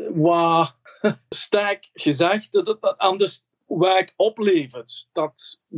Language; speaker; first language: Dutch; non-native, fluent; English